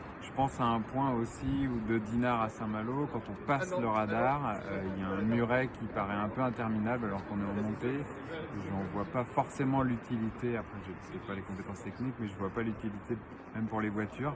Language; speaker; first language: French; native; French